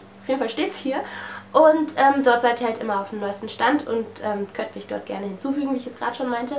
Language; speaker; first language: German; native; German